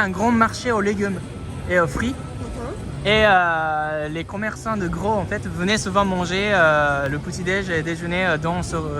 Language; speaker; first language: French; non-native, fluent; Japanese